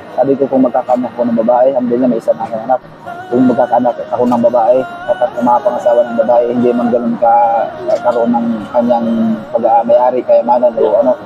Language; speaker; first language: Filipino; native; Filipino